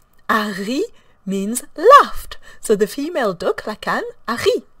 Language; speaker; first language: English; non-native, fluent; French